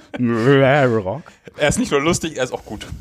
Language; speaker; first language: German; native; German